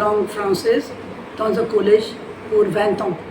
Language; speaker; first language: French; non-native, fluent; Kannada